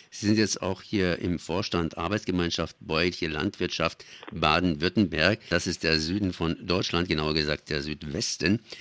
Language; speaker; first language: German; native; German